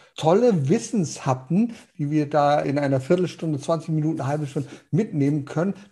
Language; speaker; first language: German; early bilingual, heritage; Danish